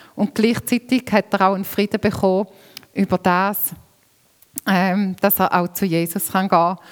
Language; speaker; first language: German; native; German